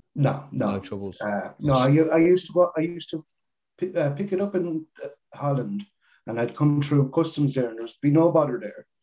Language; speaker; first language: English; native; English